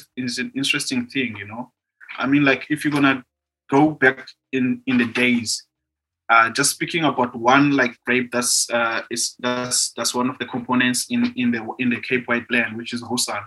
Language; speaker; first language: English; non-native, local second language; Xhosa